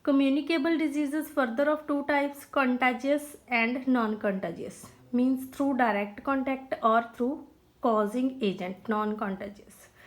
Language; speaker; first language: English; non-native, local second language; Punjabi